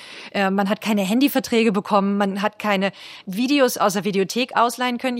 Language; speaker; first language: German; native; German